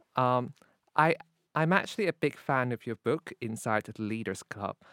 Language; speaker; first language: English; non-native, local second language; Cantonese